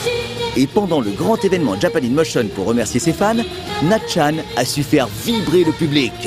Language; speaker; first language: French; native; French